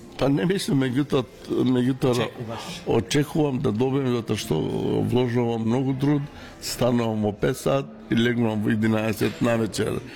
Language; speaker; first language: Macedonian; non-native, local second language; Romany